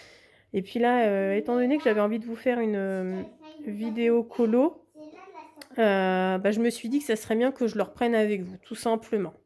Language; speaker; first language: French; native; French